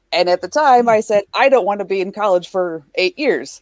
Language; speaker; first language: English; native; English